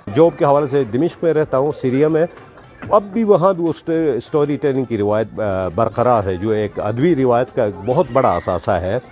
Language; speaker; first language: Urdu; non-native, local second language; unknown